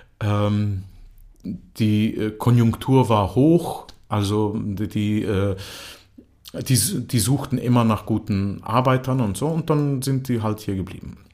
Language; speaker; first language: German; non-native, fluent; Croatian